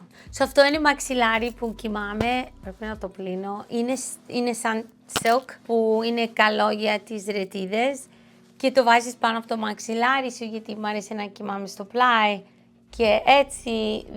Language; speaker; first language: Greek; early bilingual, heritage; Greek